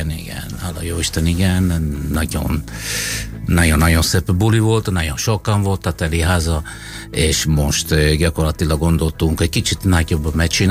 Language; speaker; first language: Hungarian; non-native, fluent; Italian